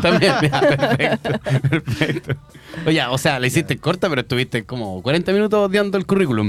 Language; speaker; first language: Spanish; native; Spanish